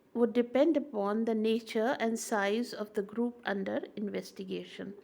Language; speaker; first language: English; non-native, local second language; Hindi